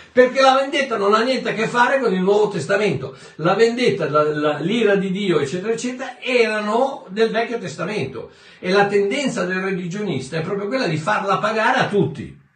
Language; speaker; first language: Italian; native; Italian